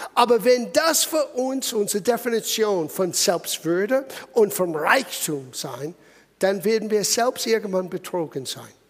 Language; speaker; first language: German; non-native, fluent; English